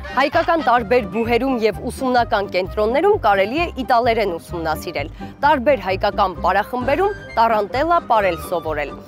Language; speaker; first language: Armenian; native; Armenian